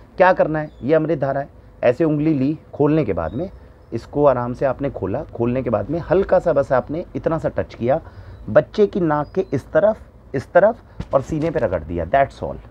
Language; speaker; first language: Hindi; native; Hindi